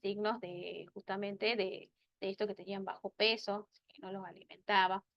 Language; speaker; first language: Spanish; native; Spanish